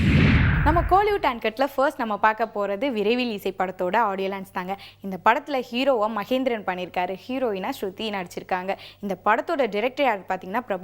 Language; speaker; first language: Tamil; native; Tamil